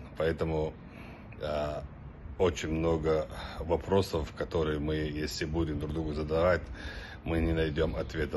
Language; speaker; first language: Russian; non-native, local second language; Chechen